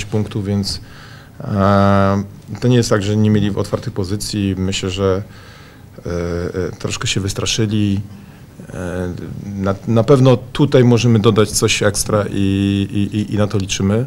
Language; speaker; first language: Polish; native; Polish